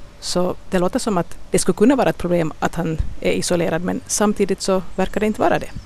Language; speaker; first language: Swedish; native; Swedish